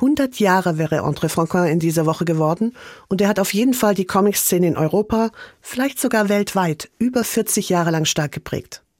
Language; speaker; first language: German; native; German